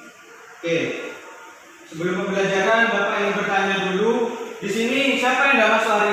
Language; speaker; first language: Indonesian; native; Indonesian